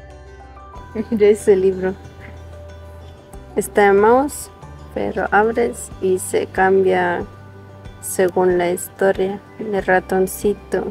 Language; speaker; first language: Spanish; non-native, fluent; Ukrainian